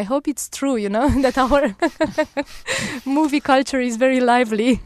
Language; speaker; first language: English; non-native, fluent; Romanian